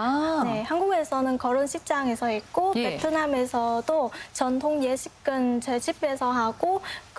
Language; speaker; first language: Korean; non-native, fluent; Vietnamese